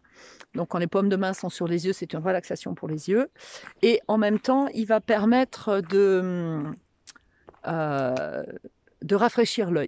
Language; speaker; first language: French; native; French